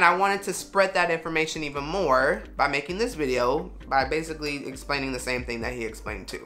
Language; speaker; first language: English; native; English